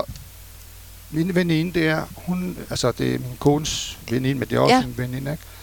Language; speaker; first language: Danish; non-native, fluent; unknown